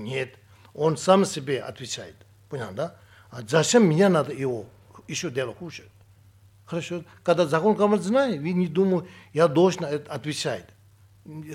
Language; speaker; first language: Russian; non-native, learner; Tibetan